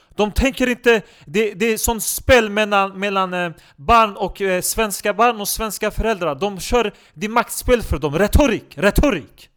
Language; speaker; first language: Swedish; non-native, local second language; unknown